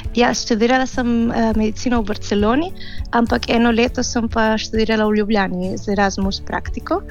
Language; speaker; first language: Slovenian; early bilingual, heritage; Catalan